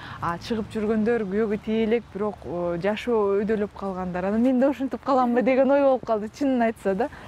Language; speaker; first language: Kyrgyz; non-native, local second language; Russian